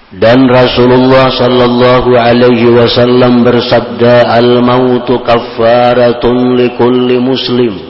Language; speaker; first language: Indonesian; non-native, local second language; Banjar